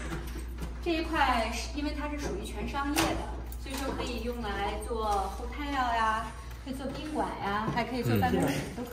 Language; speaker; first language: Chinese; native; Chinese